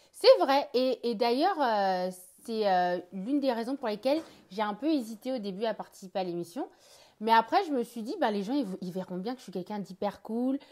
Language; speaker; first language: French; native; French